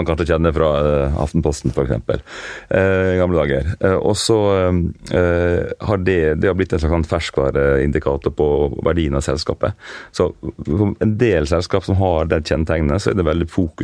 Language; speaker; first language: Norwegian; native; Norwegian